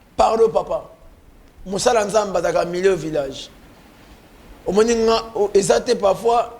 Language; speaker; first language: Lingala; non-native, local second language; Kongo